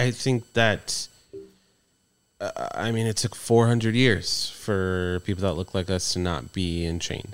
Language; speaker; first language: English; native; English